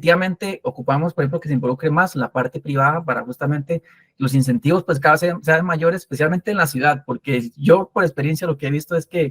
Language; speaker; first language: Spanish; native; Spanish